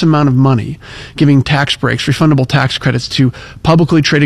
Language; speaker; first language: English; native; English